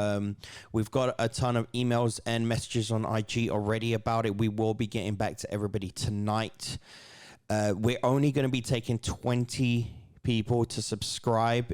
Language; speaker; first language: English; native; English